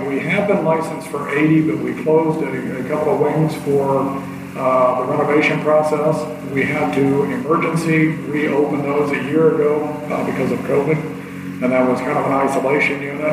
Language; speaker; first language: English; native; English